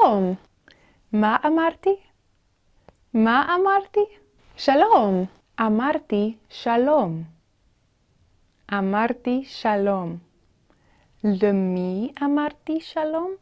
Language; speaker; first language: Hebrew; non-native, fluent; English